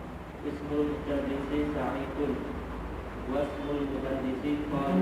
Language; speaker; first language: Arabic; non-native, learner; Indonesian